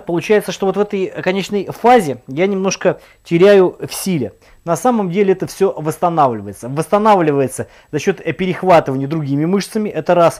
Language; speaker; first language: Russian; native; Russian